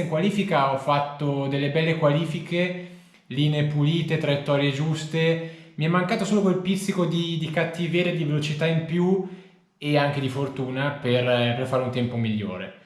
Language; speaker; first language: Italian; native; Italian